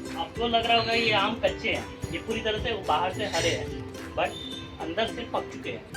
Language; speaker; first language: Hindi; non-native, local second language; Bangla